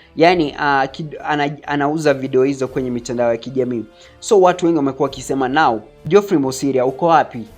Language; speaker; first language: Swahili; native; Swahili